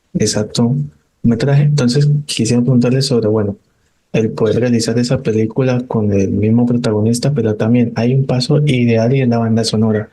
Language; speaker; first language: Spanish; native; Spanish